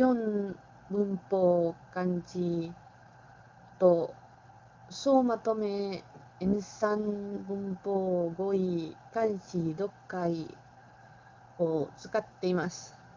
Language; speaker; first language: Japanese; non-native, learner; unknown